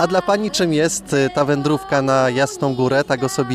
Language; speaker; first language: Polish; native; Polish